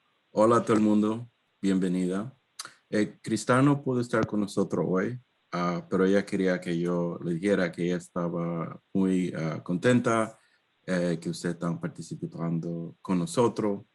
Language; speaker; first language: Spanish; non-native, fluent; English